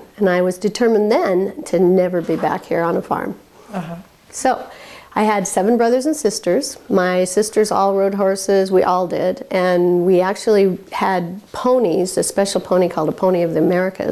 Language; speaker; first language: English; native; English